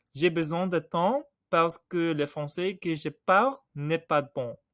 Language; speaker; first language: French; non-native, learner; English